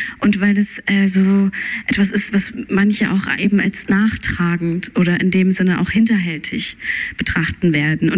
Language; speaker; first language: German; early bilingual, other home language; Turkish